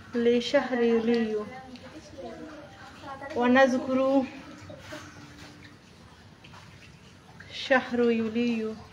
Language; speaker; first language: Arabic; non-native, learner; Bangla